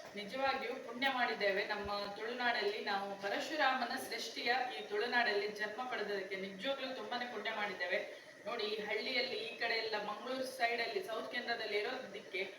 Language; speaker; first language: Kannada; non-native, local second language; Konkani